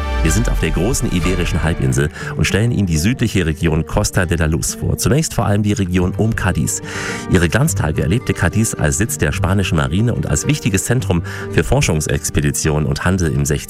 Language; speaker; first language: German; native; German